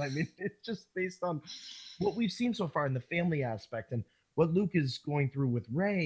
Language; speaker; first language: English; native; English